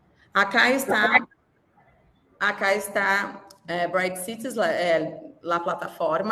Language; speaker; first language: Spanish; non-native, learner; Portuguese